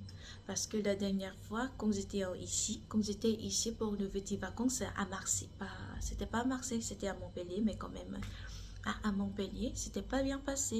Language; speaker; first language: French; non-native, learner; Korean